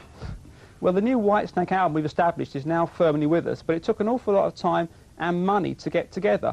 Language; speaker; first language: English; native; English